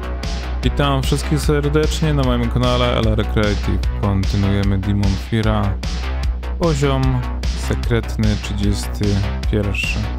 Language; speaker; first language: Polish; native; Polish